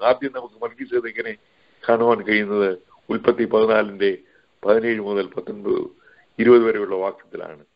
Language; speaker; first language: Malayalam; native; Malayalam